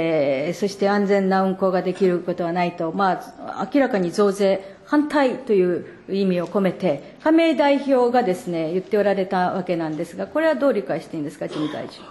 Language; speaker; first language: Japanese; native; Japanese